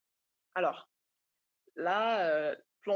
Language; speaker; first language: French; non-native, local second language; Comorian